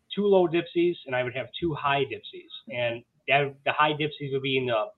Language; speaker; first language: English; native; English